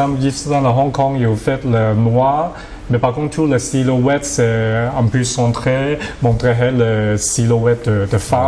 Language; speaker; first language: French; non-native, learner; Cantonese